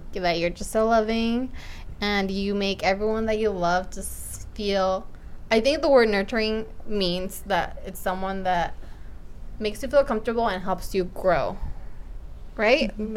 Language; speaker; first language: English; early bilingual, other home language; Spanish